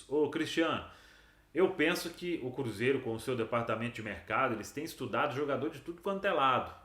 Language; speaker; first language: Portuguese; native; Portuguese